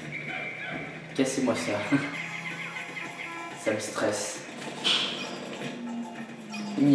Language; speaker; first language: French; native; French